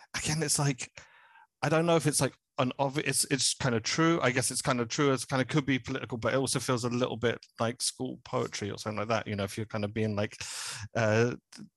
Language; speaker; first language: English; native; English